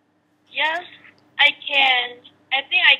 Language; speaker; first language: English; non-native, learner; Burmese